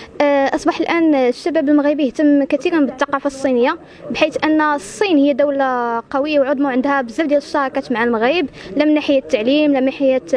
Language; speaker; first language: Arabic; native; Arabic